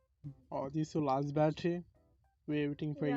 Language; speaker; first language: English; non-native, learner; Bangla